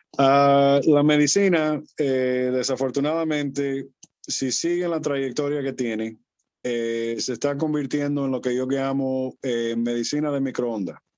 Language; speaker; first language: Spanish; early bilingual, heritage; Spanish